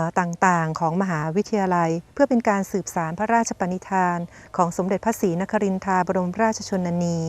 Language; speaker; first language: Thai; native; Thai